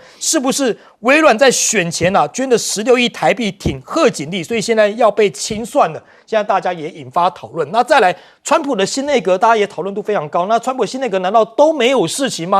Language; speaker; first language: Chinese; native; Chinese